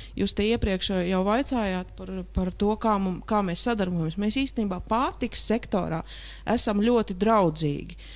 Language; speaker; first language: Latvian; native; Latvian